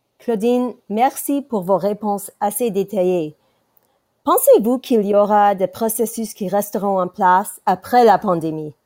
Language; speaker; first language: French; non-native, local second language; English